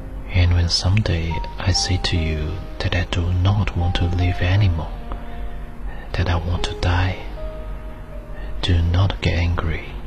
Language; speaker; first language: English; non-native, fluent; Chinese